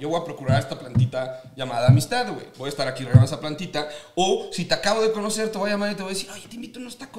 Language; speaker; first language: Spanish; native; Spanish